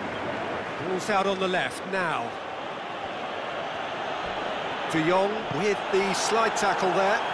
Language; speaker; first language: English; native; English